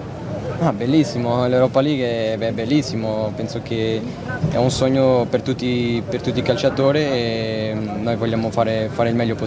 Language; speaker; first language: Italian; non-native, fluent; Portuguese